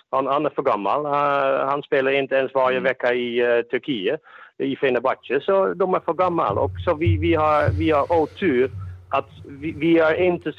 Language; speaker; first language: Swedish; non-native, fluent; Dutch